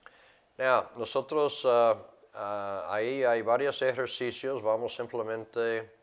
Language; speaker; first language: Spanish; non-native, fluent; English